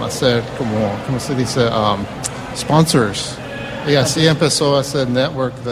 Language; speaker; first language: Spanish; early bilingual, heritage; English